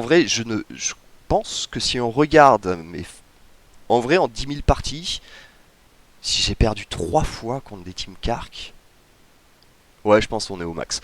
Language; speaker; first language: French; native; French